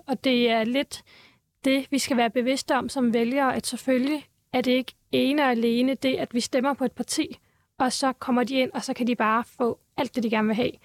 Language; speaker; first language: Danish; early bilingual, other home language; Turkish